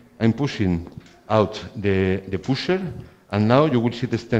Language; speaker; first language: English; non-native, fluent; Spanish